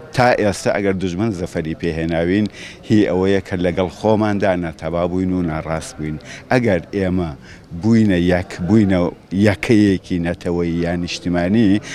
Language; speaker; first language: Central Kurdish; non-native, local second language; Gurani